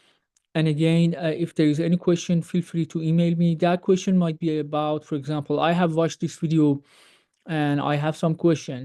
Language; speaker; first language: English; non-native, fluent; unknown